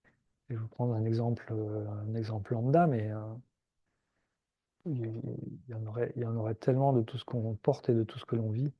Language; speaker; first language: French; native; French